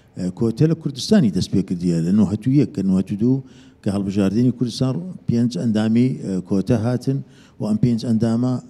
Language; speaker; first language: Central Kurdish; non-native, local second language; Assyrian Neo-Aramaic